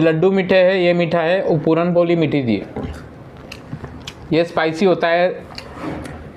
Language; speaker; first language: Hindi; non-native, local second language; Marathi